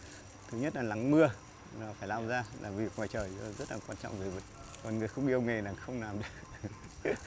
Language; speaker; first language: Vietnamese; native; Vietnamese